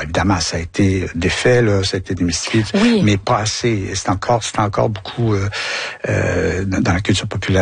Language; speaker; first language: French; native; French